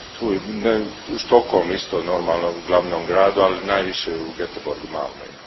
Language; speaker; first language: Croatian; early bilingual, heritage; Croatian